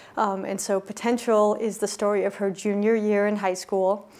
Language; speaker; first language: English; native; English